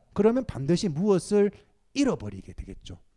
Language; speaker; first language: Korean; native; Korean